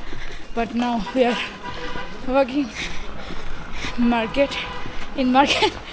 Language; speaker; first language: English; non-native, learner; Tibetan